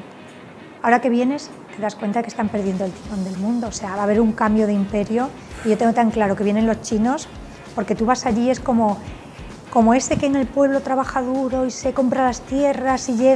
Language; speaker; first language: Spanish; native; Spanish